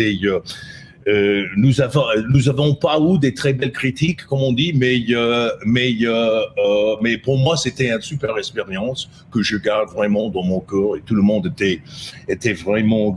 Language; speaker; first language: French; non-native, fluent; English